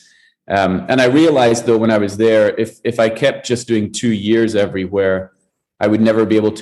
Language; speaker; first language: English; native; English